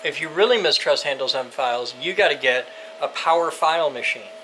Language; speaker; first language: English; native; English